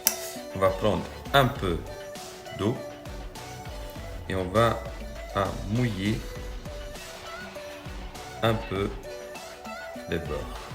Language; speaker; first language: French; non-native, fluent; Italian